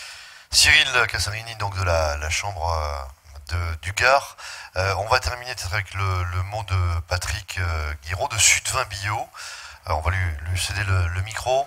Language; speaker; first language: French; native; French